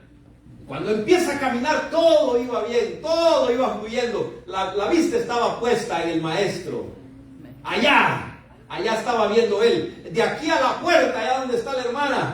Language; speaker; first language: Spanish; native; Spanish